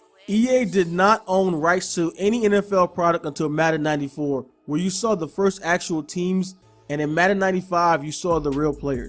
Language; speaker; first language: English; native; English